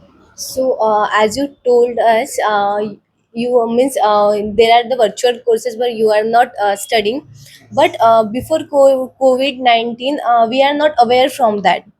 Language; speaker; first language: English; non-native, learner; Marathi